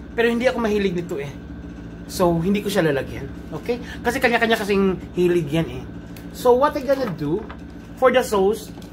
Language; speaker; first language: Filipino; non-native, local second language; Cebuano